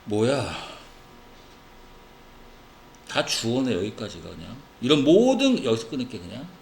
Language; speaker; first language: Korean; native; Korean